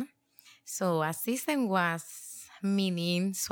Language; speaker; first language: English; non-native, learner; Spanish